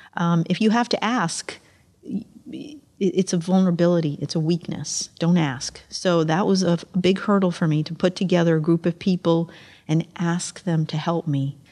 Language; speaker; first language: English; early bilingual, other home language; Amharic